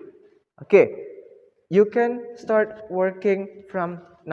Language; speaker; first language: English; non-native, fluent; Indonesian